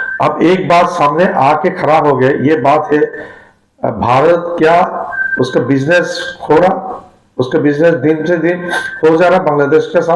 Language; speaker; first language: Hindi; non-native, fluent; Bangla